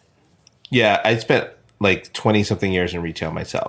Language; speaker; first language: English; native; English